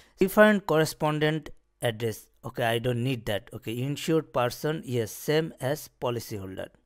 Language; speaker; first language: English; non-native, local second language; Bangla